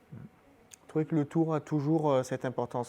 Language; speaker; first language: French; native; French